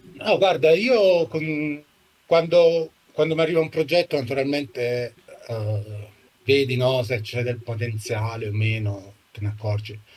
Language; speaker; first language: Italian; native; Italian